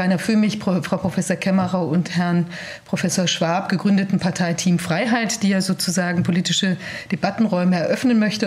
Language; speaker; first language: German; native; German